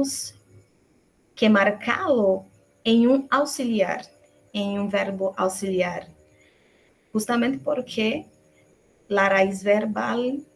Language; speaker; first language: Spanish; non-native, fluent; Portuguese